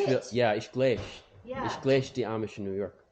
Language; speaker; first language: German; non-native, learner; English